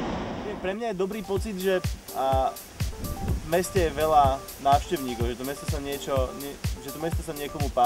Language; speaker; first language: Slovak; native; Slovak